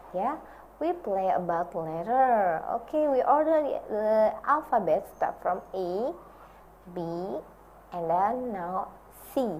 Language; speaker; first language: English; non-native, learner; Indonesian